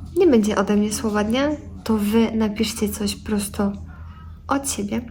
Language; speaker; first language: Polish; native; Polish